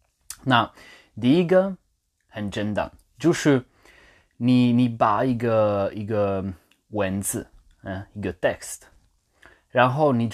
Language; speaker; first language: Chinese; non-native, learner; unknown